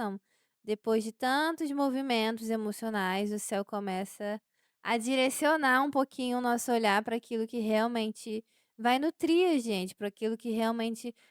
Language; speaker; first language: Portuguese; native; Portuguese